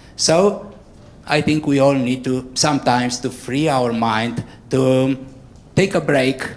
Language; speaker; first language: English; non-native, fluent; Romanian